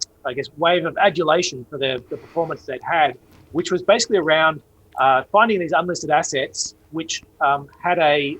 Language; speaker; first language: English; native; English